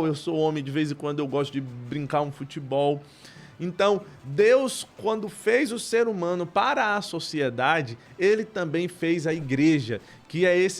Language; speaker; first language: Portuguese; native; Portuguese